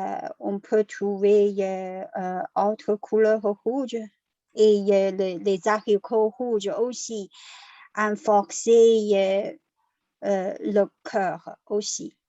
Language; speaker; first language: French; non-native, learner; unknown